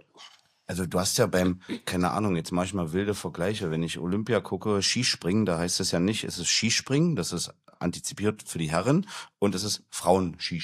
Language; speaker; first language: German; native; German